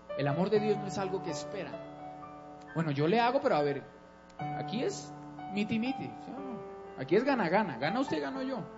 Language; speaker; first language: Spanish; native; Spanish